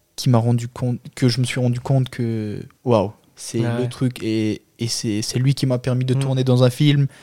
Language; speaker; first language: French; non-native, fluent; Albanian